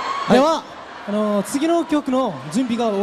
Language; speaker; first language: Japanese; non-native, fluent; Korean